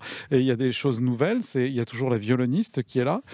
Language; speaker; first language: French; native; French